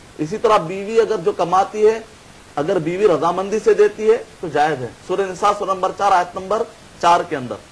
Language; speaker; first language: Urdu; native; Urdu